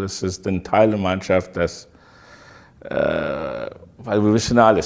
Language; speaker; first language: German; non-native, fluent; English